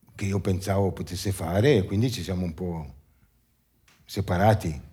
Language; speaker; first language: Italian; native; Italian